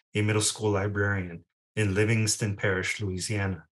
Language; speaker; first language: English; early bilingual, other home language; Spanish